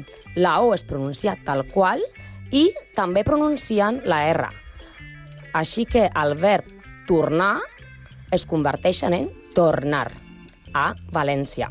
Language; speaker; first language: Catalan; non-native, learner; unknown